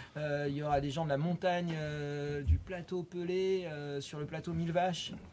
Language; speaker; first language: French; native; French